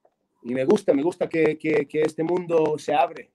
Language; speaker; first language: Spanish; non-native, fluent; Hebrew